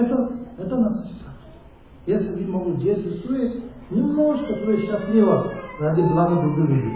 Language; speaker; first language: Russian; non-native, learner; Tibetan